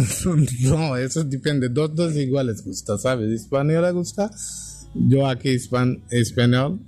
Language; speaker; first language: Spanish; non-native, learner; Bangla